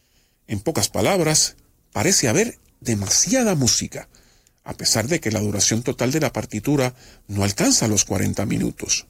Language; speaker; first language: Spanish; native; Spanish